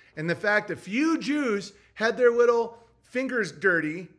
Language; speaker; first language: English; native; English